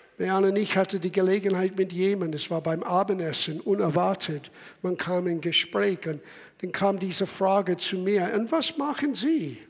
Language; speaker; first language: German; non-native, fluent; English